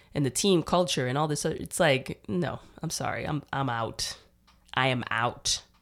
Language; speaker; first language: English; native; English